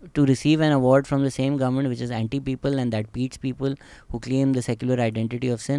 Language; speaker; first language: English; non-native, local second language; Urdu